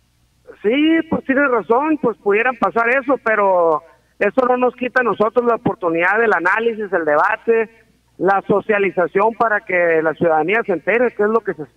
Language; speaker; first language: Spanish; native; Spanish